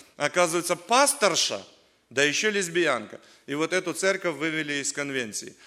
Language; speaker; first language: Russian; native; Russian